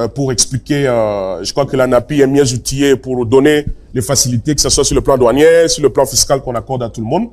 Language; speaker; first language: French; non-native, local second language; Lingala